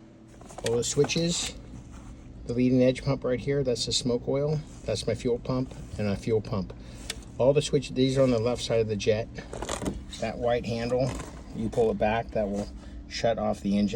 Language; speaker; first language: English; native; English